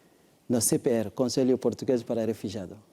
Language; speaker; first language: Portuguese; non-native, learner; French